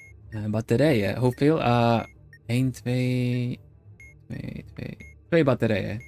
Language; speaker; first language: Dutch; non-native, learner; Swedish